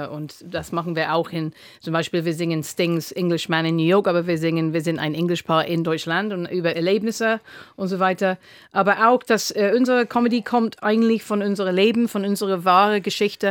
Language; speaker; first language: German; non-native, fluent; English